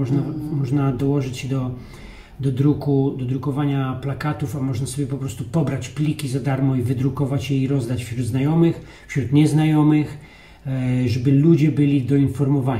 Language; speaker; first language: Polish; native; Polish